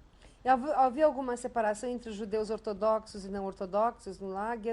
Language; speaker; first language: Portuguese; native; Portuguese